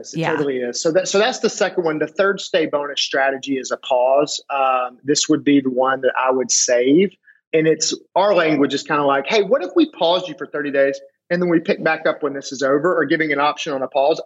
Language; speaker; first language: English; native; English